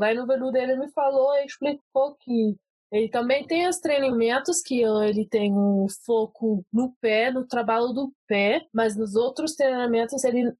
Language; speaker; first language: Portuguese; early bilingual, heritage; Portuguese